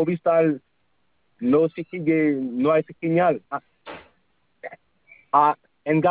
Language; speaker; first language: Spanish; non-native, learner; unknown